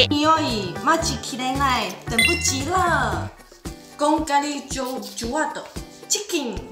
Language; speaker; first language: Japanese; non-native, fluent; Chinese